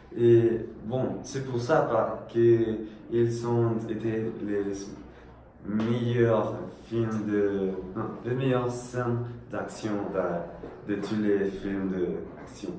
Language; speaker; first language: French; non-native, learner; Spanish